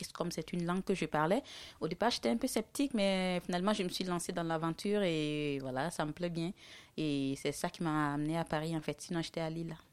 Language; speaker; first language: French; non-native, local second language; Dyula